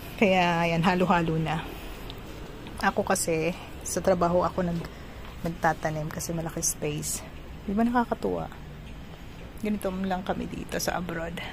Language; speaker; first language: Filipino; non-native, local second language; Cebuano